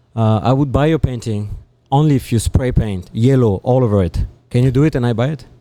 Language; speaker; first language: English; non-native, fluent; French